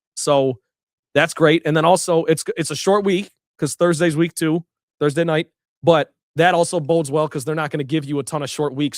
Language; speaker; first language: English; native; English